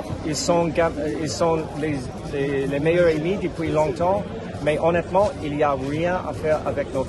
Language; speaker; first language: French; non-native, fluent; English